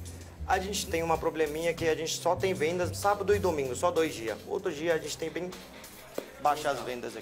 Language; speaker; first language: Portuguese; non-native, fluent; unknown